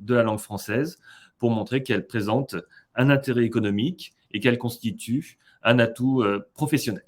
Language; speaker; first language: French; native; French